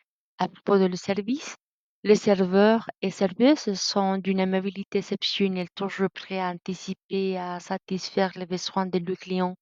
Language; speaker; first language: French; non-native, learner; Spanish